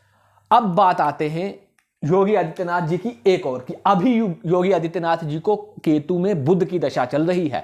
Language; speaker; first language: Hindi; native; Hindi